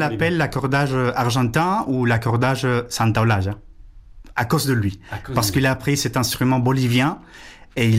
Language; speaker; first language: French; non-native, fluent; Spanish